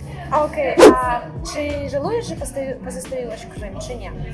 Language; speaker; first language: Polish; non-native, fluent; Russian